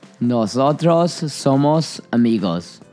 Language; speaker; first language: Spanish; non-native, learner; English